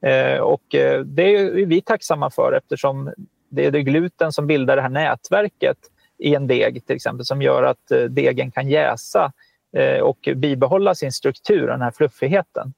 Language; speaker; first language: Swedish; native; Swedish